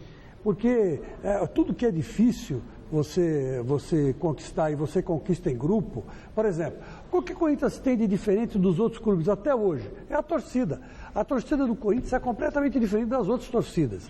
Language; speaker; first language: Portuguese; native; Portuguese